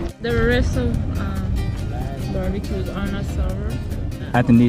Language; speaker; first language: English; non-native, learner; Persian